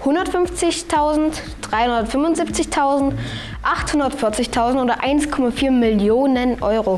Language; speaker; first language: German; native; German